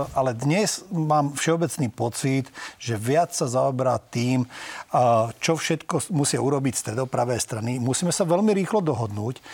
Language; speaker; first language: Slovak; non-native, local second language; Hungarian